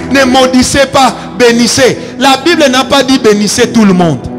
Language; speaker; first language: French; non-native, local second language; Lingala